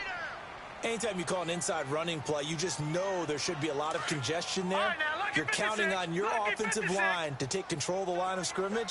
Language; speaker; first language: English; native; English